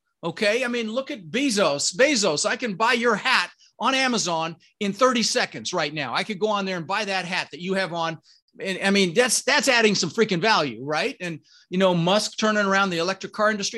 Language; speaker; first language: English; early bilingual, other home language; Dutch